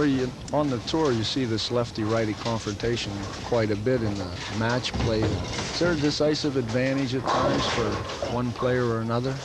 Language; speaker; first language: English; native; English